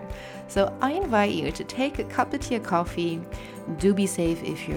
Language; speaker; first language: English; non-native, fluent; French